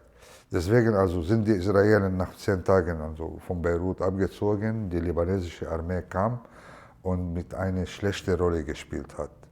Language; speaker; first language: German; non-native, fluent; Arabic